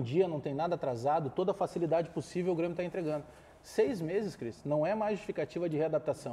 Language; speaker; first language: Portuguese; native; Portuguese